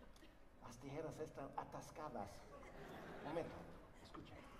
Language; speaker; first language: Spanish; non-native, learner; English